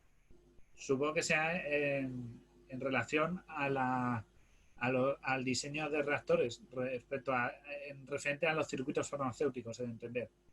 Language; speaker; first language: Spanish; native; Spanish